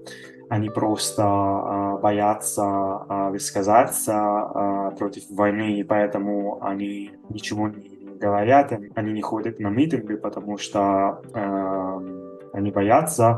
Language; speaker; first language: Russian; non-native, fluent; Italian